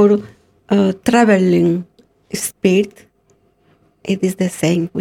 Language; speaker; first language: English; non-native, learner; Spanish